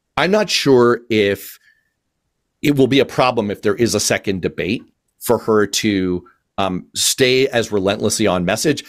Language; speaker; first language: English; native; English